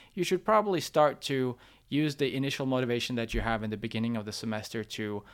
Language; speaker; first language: English; non-native, fluent; Norwegian